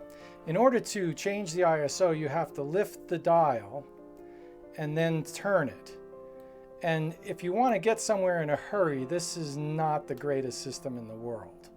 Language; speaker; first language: English; native; English